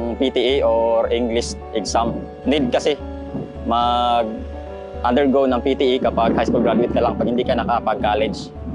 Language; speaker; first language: Filipino; non-native, local second language; Cebuano